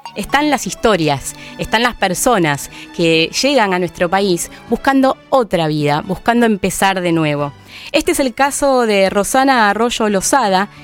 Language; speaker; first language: Spanish; native; Spanish